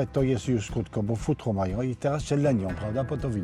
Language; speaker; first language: Polish; early bilingual, heritage; Polish